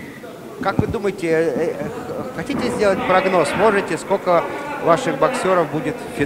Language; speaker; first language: Russian; native; Russian